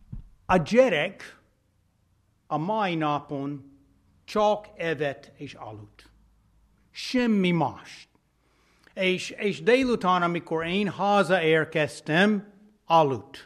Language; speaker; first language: Hungarian; non-native, fluent; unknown